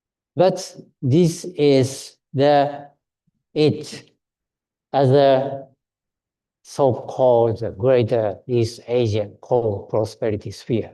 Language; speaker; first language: English; non-native, fluent; Japanese